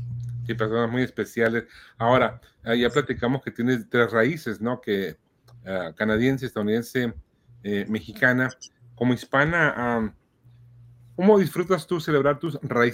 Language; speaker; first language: Spanish; native; Spanish